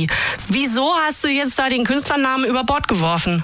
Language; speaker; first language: German; native; German